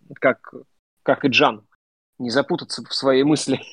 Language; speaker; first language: Russian; native; Russian